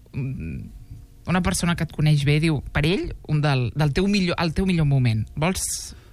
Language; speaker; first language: Catalan; native; Catalan